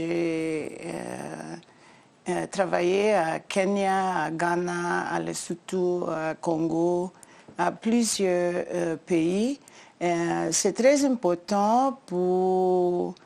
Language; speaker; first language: French; non-native, learner; English